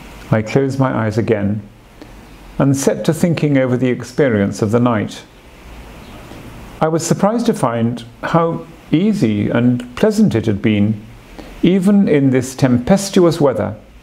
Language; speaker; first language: English; native; English